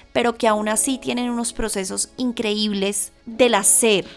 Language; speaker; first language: Spanish; native; Spanish